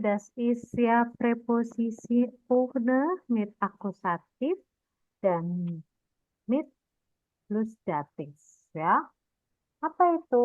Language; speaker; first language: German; non-native, fluent; Indonesian